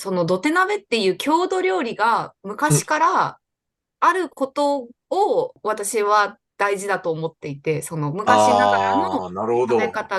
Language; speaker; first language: Japanese; native; Japanese